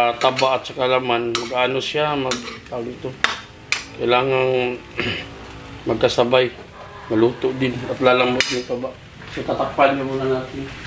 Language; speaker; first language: Filipino; non-native, local second language; Cebuano